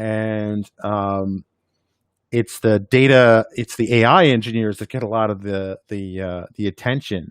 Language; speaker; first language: English; native; English